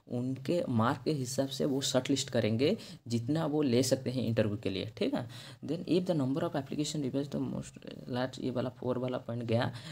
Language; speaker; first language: Hindi; non-native, local second language; Odia